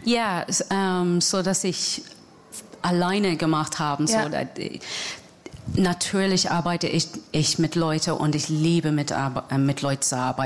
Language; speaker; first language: German; non-native, learner; English